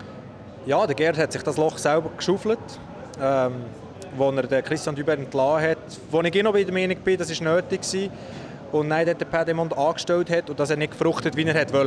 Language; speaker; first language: German; native; German